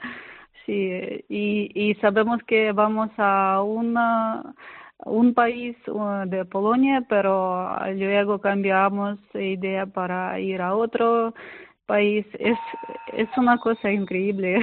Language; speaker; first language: Spanish; non-native, learner; Ukrainian